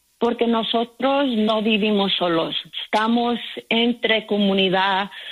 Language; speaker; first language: Spanish; early bilingual, heritage; Spanish